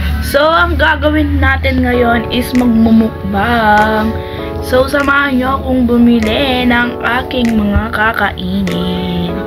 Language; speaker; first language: Filipino; non-native, local second language; Pampanga